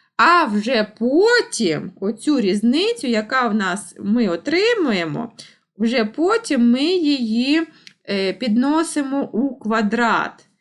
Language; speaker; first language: Ukrainian; non-native, local second language; Russian